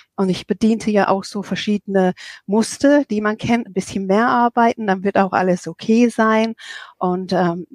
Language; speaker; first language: German; non-native, fluent; English